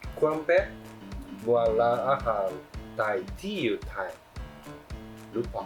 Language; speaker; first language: Thai; non-native, learner; Japanese